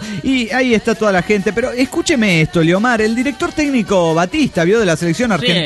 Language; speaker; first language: Spanish; native; Spanish